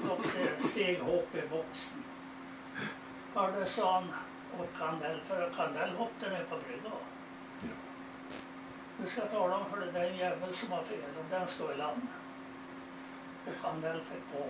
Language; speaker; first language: Swedish; native; Swedish